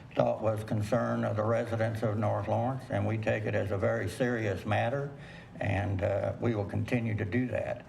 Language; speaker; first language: English; native; English